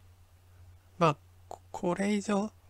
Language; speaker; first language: Japanese; native; Japanese